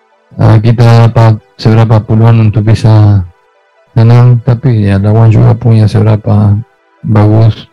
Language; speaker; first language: Indonesian; non-native, fluent; Spanish